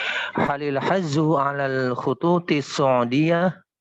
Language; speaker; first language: Arabic; non-native, learner; Indonesian